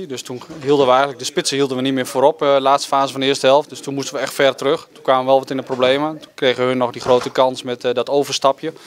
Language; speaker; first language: Dutch; native; Dutch